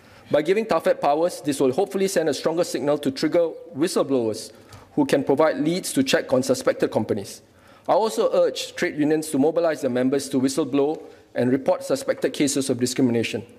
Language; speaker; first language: English; non-native, local second language; Malay